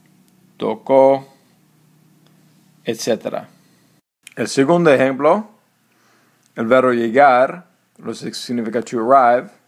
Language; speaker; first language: Spanish; non-native, fluent; English